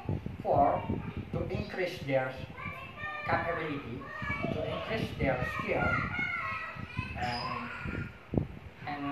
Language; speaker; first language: English; non-native, learner; Indonesian